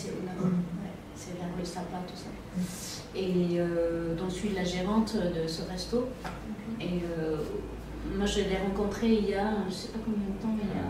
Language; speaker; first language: French; non-native, fluent; Vietnamese